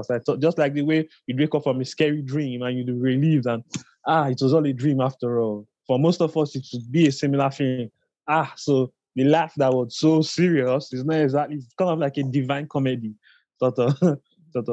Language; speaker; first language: English; non-native, local second language; Igbo